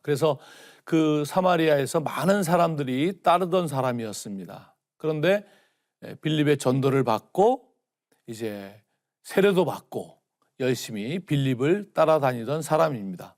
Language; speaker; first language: Korean; native; Korean